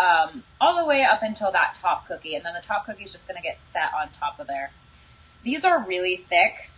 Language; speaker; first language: English; native; English